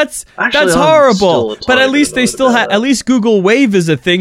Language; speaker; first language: English; native; English